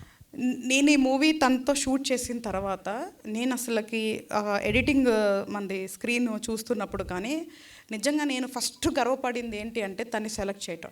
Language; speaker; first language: Telugu; native; Telugu